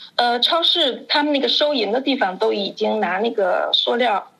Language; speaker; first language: Chinese; native; Chinese